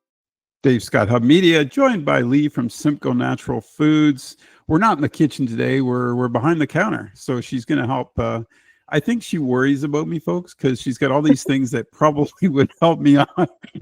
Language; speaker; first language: English; native; English